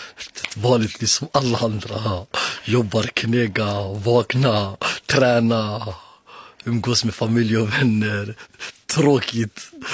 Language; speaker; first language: Swedish; early bilingual, other home language; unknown